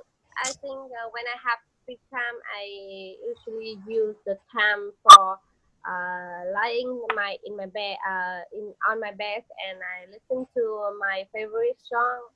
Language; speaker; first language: English; non-native, learner; Vietnamese